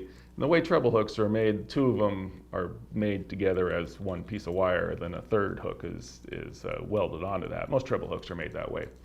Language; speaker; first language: English; native; English